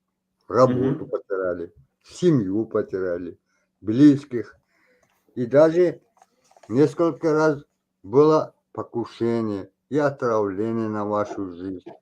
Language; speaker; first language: Russian; non-native, local second language; Tajik